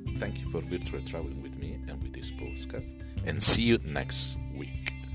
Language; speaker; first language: English; non-native, fluent; Italian